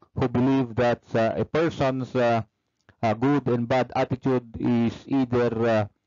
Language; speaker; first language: English; non-native, local second language; Filipino